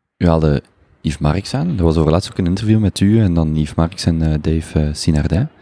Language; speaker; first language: Dutch; native; Dutch